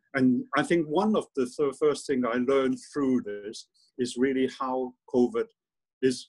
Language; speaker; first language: English; non-native, local second language; Cantonese